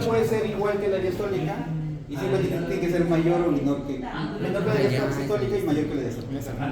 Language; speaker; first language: Spanish; native; Spanish